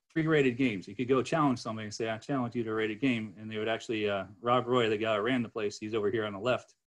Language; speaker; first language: English; native; English